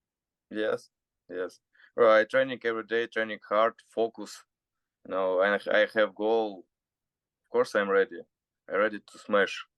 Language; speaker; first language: English; non-native, learner; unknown